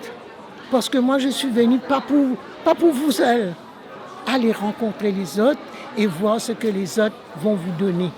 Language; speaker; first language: French; non-native, local second language; Morisyen